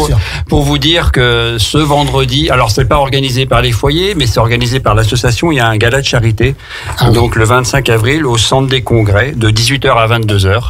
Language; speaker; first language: French; native; French